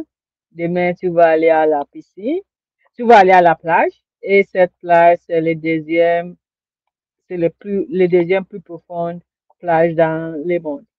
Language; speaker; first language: French; non-native, learner; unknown